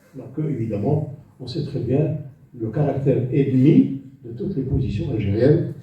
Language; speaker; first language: French; non-native, local second language; Arabic